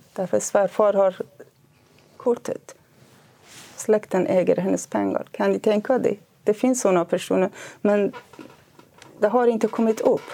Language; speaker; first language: Swedish; non-native, fluent; Kurdish